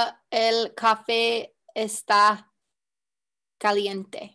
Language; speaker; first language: Spanish; non-native, learner; English